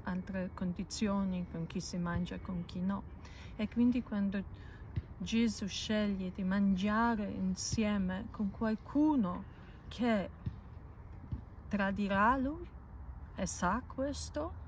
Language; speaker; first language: Italian; non-native, learner; Polish